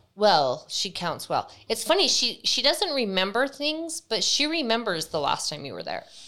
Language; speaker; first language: English; native; English